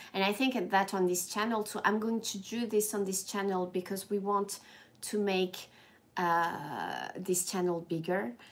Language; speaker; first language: English; non-native, fluent; French